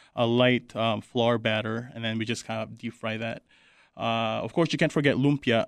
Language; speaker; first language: English; non-native, local second language; Filipino